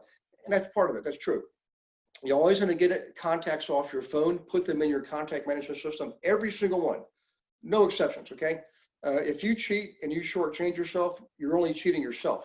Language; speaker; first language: English; native; English